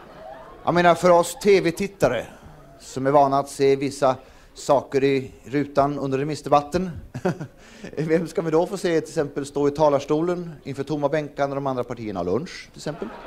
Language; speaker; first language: Swedish; native; Swedish